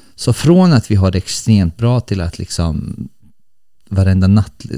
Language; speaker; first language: Swedish; early bilingual, other home language; Bosnian